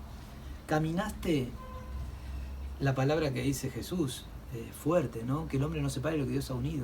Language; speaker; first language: Spanish; native; Spanish